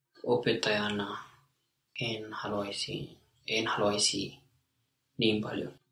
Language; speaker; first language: Finnish; non-native, learner; English